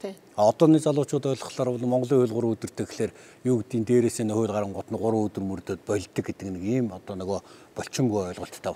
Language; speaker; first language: Mongolian; native; Mongolian